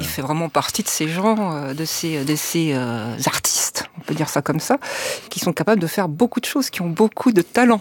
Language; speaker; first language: French; native; French